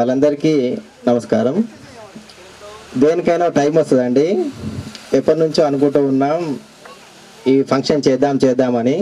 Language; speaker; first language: Telugu; native; Telugu